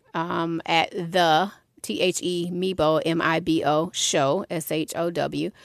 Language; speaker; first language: English; native; English